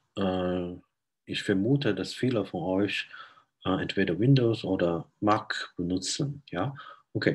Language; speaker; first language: German; non-native, fluent; Chinese